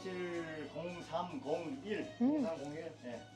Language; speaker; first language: Korean; native; Korean